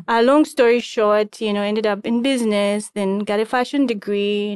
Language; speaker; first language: English; non-native, local second language; Shona